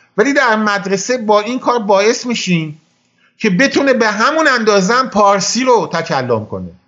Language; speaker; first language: Persian; native; Persian